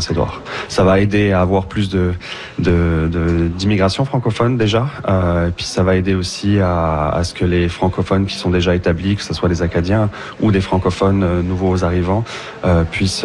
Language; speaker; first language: French; native; French